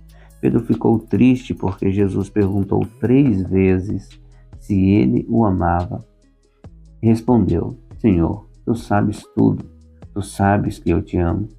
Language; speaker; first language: Portuguese; native; Portuguese